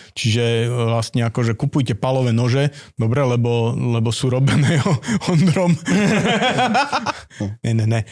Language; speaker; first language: Slovak; native; Slovak